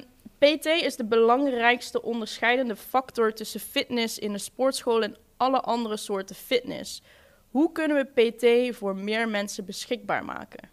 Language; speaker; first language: Dutch; native; Dutch